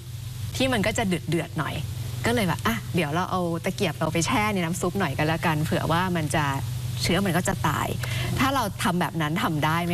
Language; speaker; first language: Thai; native; Thai